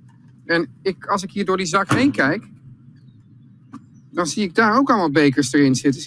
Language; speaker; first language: Dutch; native; Dutch